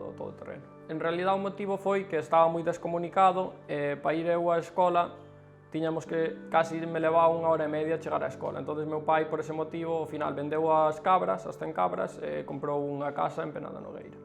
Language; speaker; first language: Galician; early bilingual, other home language; German